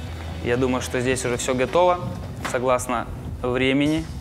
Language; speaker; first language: Russian; native; Russian